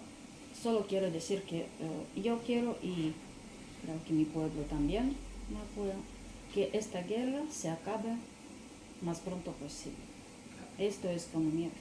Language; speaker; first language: Spanish; non-native, learner; Russian